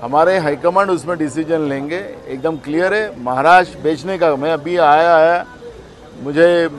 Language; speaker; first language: Hindi; non-native, local second language; Marathi